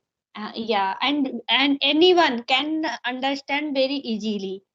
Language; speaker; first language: English; non-native, learner; Hindi